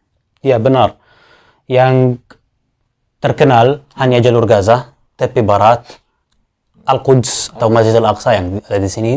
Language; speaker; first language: Indonesian; non-native, fluent; Arabic